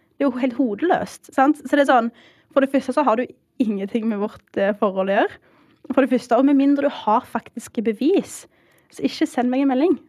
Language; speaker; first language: Norwegian; early bilingual, heritage; Norwegian